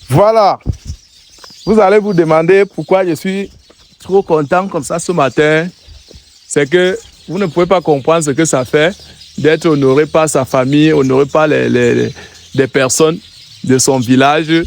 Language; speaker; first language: French; native; French